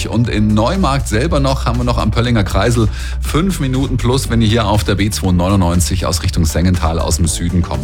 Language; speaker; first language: German; native; German